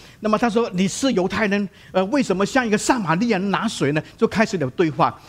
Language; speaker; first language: Chinese; non-native, local second language; Cantonese